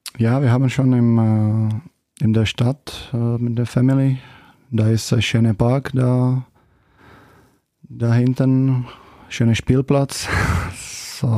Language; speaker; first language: German; non-native, learner; Czech